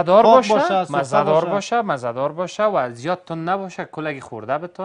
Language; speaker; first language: Persian; native; Persian